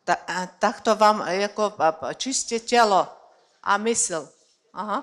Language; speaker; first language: Czech; non-native, learner; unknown